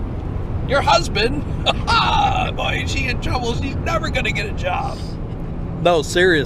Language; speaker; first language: English; native; English